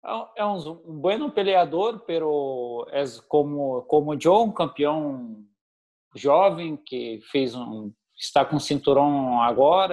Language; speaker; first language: Spanish; non-native, learner; Portuguese